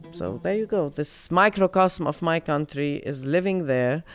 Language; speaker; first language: English; non-native, fluent; Arabic